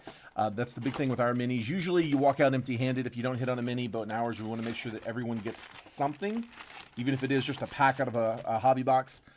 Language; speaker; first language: English; native; English